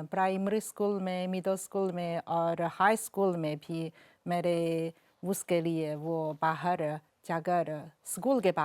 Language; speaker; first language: Hindi; non-native, fluent; Chinese